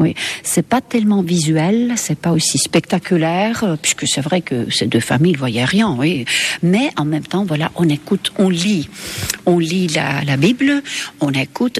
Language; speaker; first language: French; non-native, fluent; Estonian